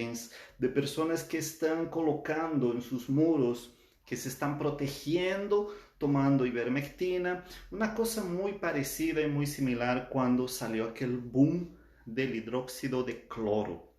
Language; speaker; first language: Portuguese; non-native, fluent; Spanish